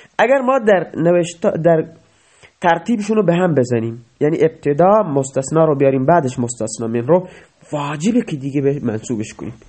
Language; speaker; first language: Persian; non-native, local second language; Baluchi